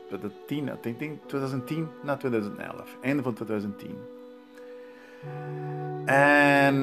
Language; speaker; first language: Dutch; non-native, learner; Portuguese